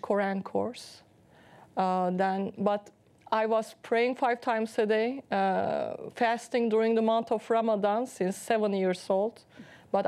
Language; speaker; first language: English; non-native, fluent; Turkish